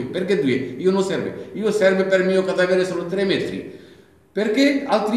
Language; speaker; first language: Italian; non-native, learner; Bangla